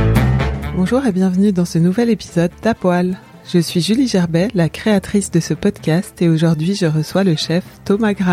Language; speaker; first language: French; native; French